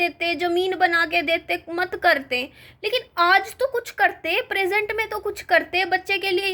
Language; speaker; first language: Hindi; native; Hindi